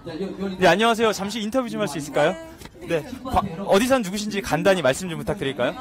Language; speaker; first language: Korean; native; Korean